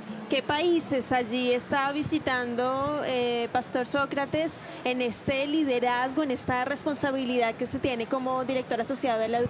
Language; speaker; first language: Spanish; native; Spanish